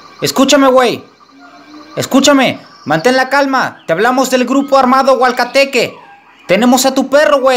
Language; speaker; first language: Spanish; native; Spanish